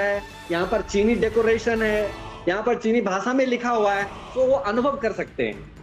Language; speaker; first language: Hindi; native; Hindi